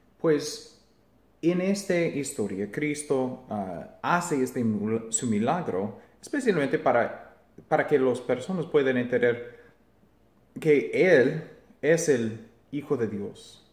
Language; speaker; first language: Spanish; non-native, fluent; English